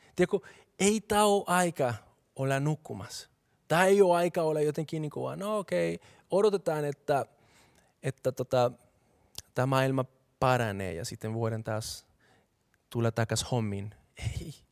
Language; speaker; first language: Finnish; non-native, fluent; Spanish